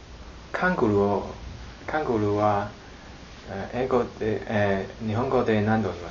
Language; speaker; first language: Japanese; non-native, learner; Chinese